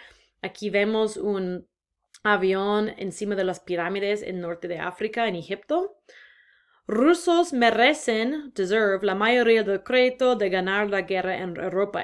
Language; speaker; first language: Spanish; non-native, fluent; English